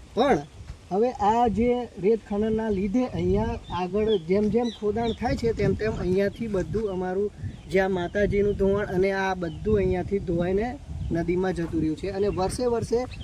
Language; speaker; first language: Gujarati; non-native, local second language; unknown